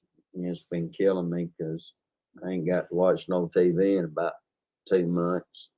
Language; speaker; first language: English; native; English